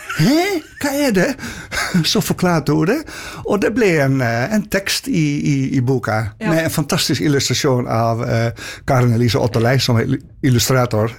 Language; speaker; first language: Norwegian; non-native, fluent; Dutch